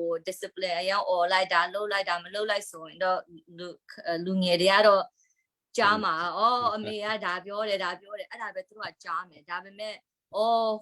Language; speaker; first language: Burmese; non-native, local second language; Hakha Chin